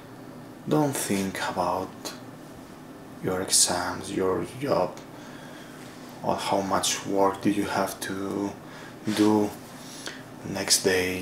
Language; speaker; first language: English; non-native, learner; Spanish